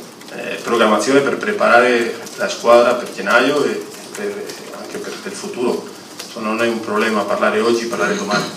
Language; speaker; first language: Italian; non-native, fluent; Spanish